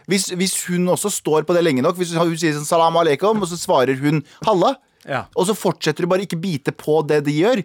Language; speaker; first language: Norwegian; early bilingual, other home language; Kurdish